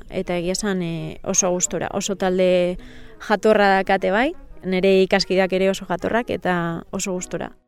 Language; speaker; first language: Basque; native; Basque